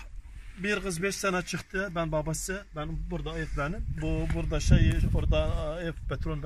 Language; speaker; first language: Turkish; non-native, learner; Arabic